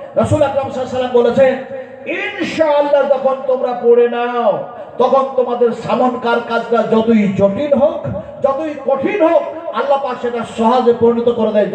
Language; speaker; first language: Bangla; non-native, local second language; Urdu